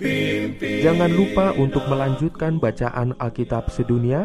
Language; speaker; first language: Indonesian; native; Indonesian